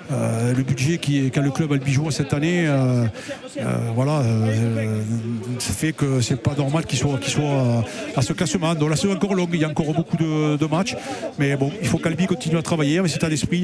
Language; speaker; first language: French; native; French